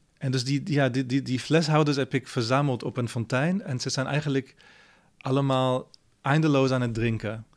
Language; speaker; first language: Dutch; non-native, fluent; French